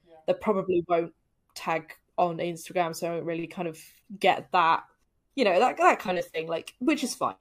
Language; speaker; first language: English; native; English